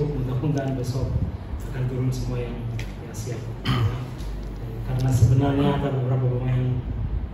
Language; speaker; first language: Indonesian; non-native, fluent; Portuguese